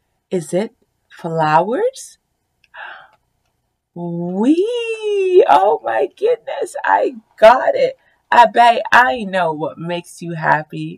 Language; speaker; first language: English; early bilingual, other home language; French